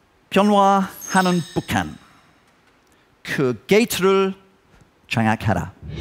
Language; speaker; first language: Korean; non-native, learner; English